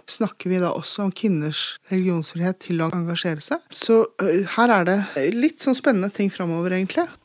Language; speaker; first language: Norwegian; native; Norwegian